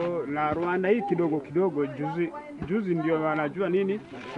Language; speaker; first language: Swahili; non-native, local second language; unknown